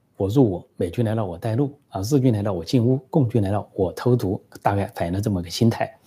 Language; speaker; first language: Chinese; native; Chinese